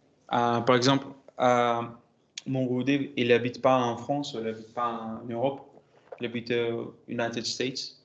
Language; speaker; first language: French; non-native, fluent; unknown